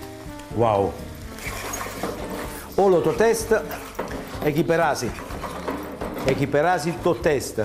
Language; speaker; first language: Greek; non-native, learner; Italian